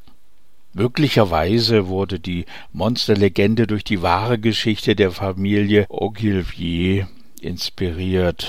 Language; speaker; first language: German; native; German